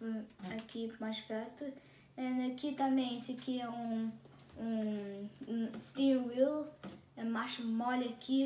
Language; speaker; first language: Portuguese; early bilingual, heritage; Portuguese